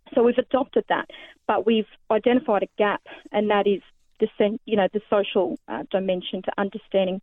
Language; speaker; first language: English; native; English